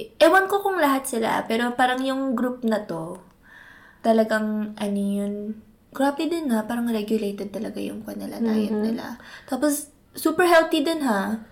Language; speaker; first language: Filipino; early bilingual, heritage; Filipino